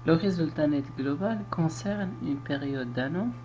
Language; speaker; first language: French; non-native, local second language; Arabic